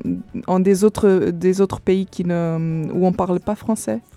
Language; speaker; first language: French; non-native, fluent; Portuguese